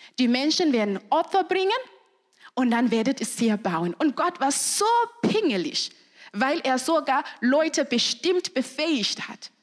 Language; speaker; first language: German; non-native, fluent; Shona